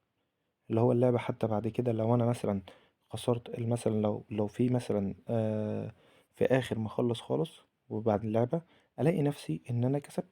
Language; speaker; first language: Arabic; native; Arabic